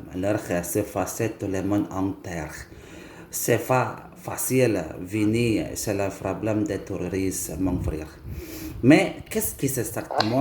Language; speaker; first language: French; non-native, learner; Indonesian